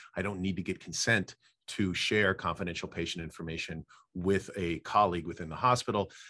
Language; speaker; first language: English; native; English